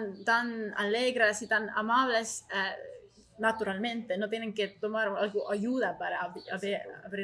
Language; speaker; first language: Spanish; non-native, learner; Estonian